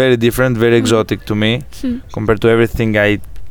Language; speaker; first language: English; non-native, fluent; Greek